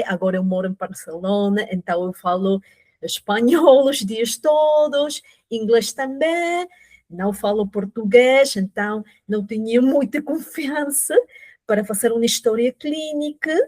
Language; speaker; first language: Portuguese; non-native, fluent; Spanish